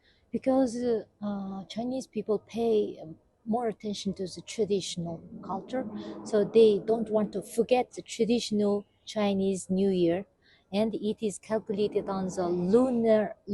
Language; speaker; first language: English; non-native, fluent; Kazakh